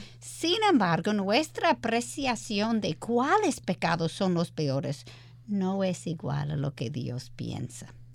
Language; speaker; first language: Spanish; early bilingual, heritage; English